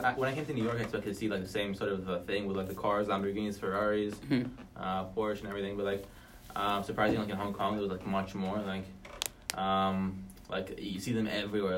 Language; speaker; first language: English; non-native, local second language; Hebrew